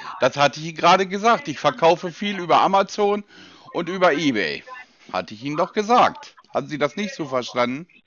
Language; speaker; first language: German; native; German